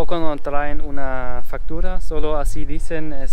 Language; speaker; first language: Spanish; non-native, learner; German